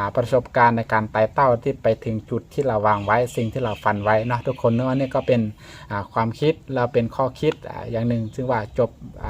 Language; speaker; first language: Thai; native; Thai